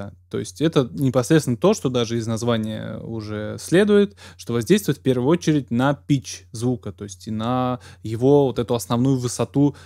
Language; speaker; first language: Russian; native; Russian